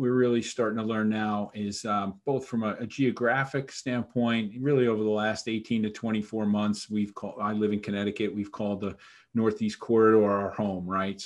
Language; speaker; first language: English; native; English